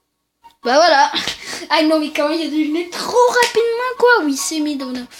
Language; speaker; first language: French; native; French